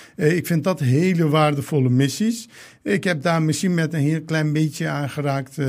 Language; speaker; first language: Dutch; early bilingual, other home language; Turkish